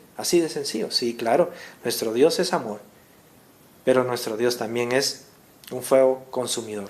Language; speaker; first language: Spanish; native; Spanish